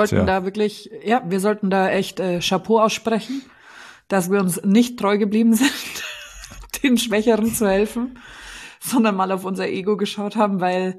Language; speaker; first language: German; native; German